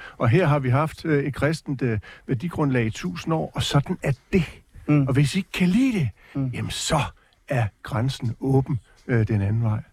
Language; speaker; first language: Danish; native; Danish